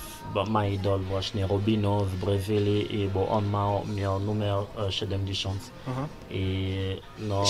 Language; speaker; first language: Polish; non-native, learner; Lingala